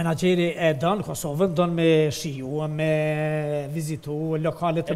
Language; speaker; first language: Albanian; native; Albanian